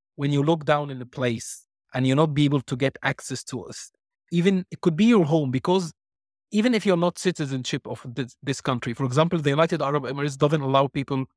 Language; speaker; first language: English; non-native, fluent; Arabic